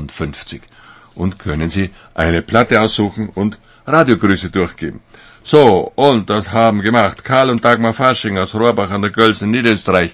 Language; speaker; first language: German; native; German